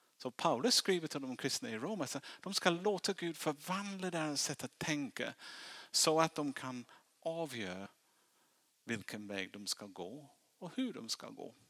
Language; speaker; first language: Swedish; non-native, fluent; English